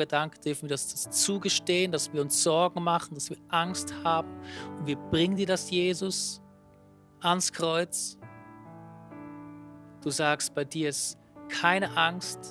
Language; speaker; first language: German; native; German